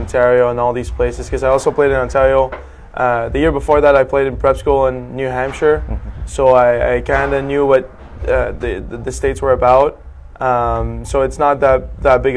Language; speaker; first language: English; native; English